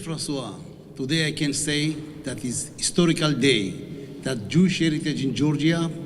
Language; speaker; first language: English; non-native, learner; Georgian